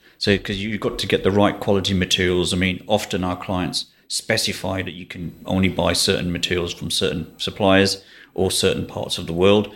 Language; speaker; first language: English; native; English